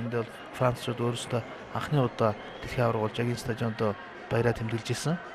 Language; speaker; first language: Mongolian; native; Mongolian